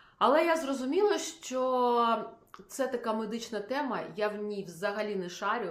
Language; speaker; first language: Ukrainian; non-native, local second language; Russian